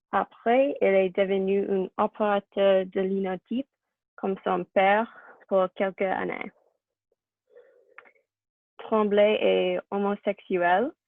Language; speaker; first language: French; non-native, learner; English